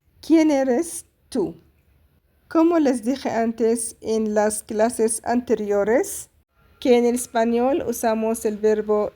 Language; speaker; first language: Spanish; non-native, fluent; Arabic